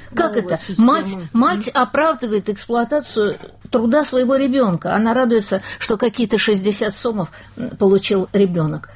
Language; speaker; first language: Russian; native; Russian